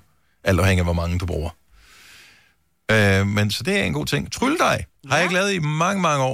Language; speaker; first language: Danish; native; Danish